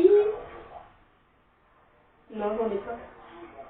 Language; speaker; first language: French; native; French